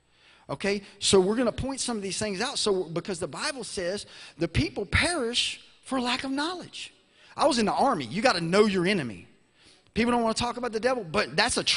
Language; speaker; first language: English; native; English